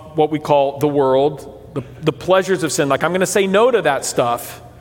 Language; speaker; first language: English; early bilingual, other home language; Portuguese